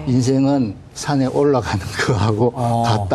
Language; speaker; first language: Korean; native; Korean